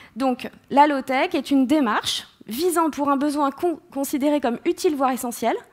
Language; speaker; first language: French; native; French